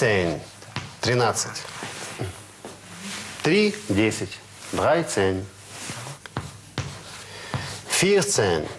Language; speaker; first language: German; non-native, fluent; Russian